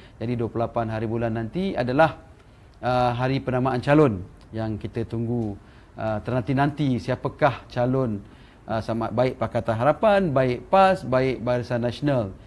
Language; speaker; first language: Malay; native; Malay